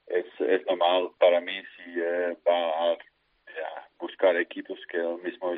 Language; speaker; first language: Spanish; non-native, fluent; Dutch